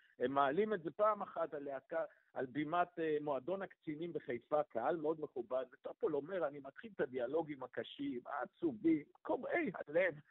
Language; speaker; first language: Hebrew; native; Hebrew